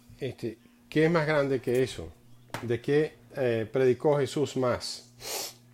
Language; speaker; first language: Spanish; non-native, fluent; English